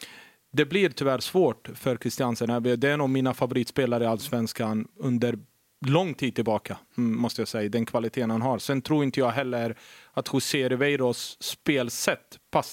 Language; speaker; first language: Swedish; native; Swedish